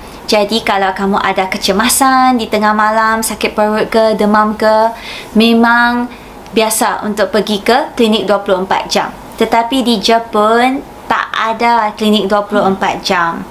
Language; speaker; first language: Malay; non-native, fluent; Japanese